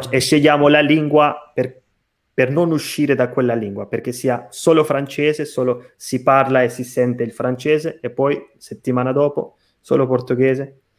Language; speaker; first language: Italian; non-native, fluent; Portuguese